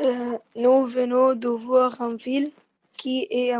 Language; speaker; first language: French; non-native, learner; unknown